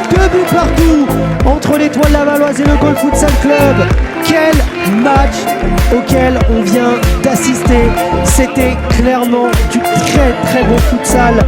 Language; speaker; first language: French; native; French